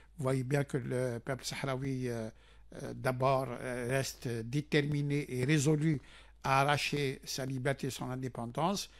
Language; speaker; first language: French; non-native, local second language; Arabic